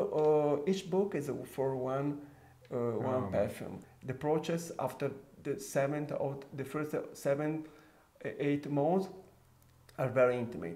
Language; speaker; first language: English; non-native, fluent; Italian